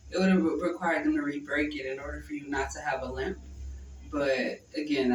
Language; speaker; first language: English; native; English